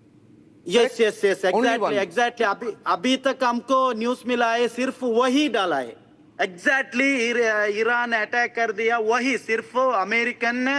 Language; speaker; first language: Hindi; non-native, local second language; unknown